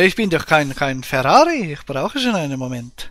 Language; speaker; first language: German; native; German